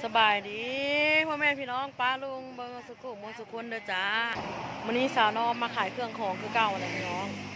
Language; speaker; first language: Thai; native; Thai